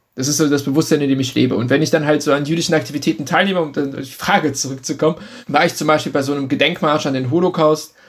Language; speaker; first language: German; early bilingual, other home language; Russian